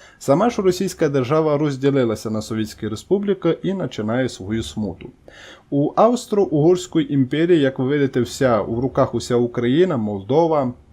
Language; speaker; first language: Ukrainian; native; Ukrainian